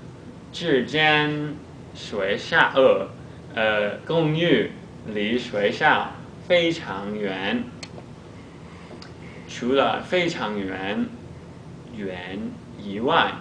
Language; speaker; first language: Chinese; non-native, learner; English